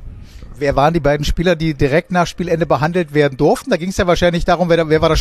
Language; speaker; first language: German; native; German